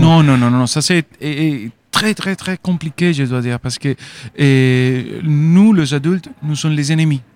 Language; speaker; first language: French; non-native, fluent; Spanish